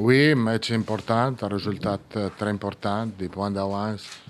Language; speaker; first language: French; non-native, fluent; Italian